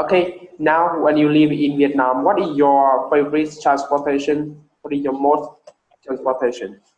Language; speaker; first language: English; non-native, learner; Vietnamese